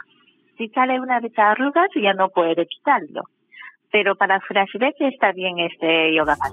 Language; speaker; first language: Spanish; non-native, learner; Japanese